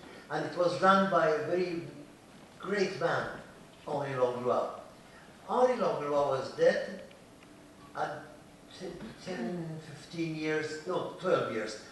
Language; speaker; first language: English; non-native, fluent; Persian